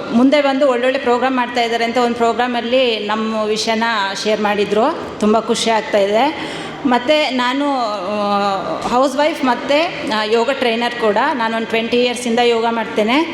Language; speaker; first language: Kannada; native; Kannada